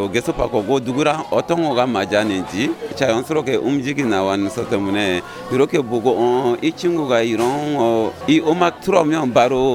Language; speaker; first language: Korean; non-native, learner; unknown